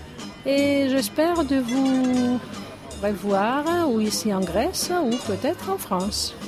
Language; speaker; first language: French; non-native, fluent; Greek